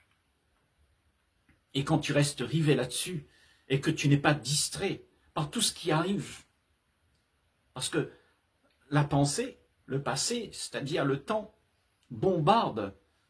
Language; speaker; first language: French; native; French